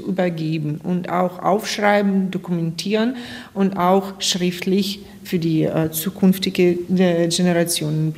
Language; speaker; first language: German; non-native, fluent; Ukrainian